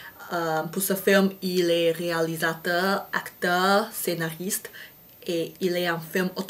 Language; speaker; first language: French; non-native, fluent; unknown